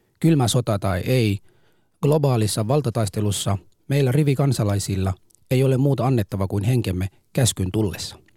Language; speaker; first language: Finnish; non-native, fluent; Somali